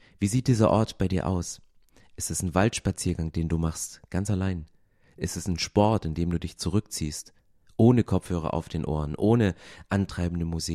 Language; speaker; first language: German; native; German